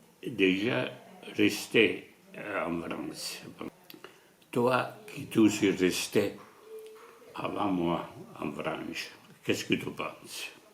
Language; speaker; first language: French; non-native, fluent; Italian